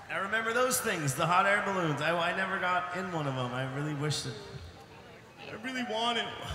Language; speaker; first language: English; native; English